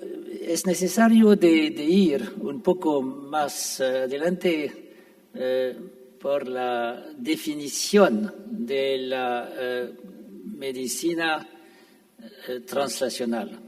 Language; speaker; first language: Spanish; non-native, fluent; French